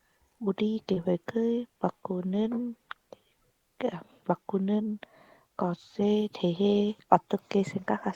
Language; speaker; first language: Korean; non-native, learner; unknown